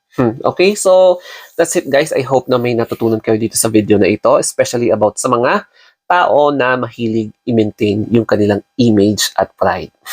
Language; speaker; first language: Filipino; non-native, local second language; Iloko